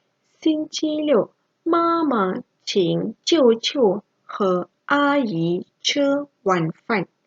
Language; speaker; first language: Chinese; non-native, local second language; Malay